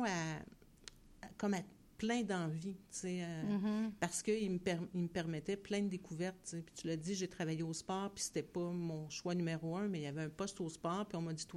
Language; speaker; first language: French; native; French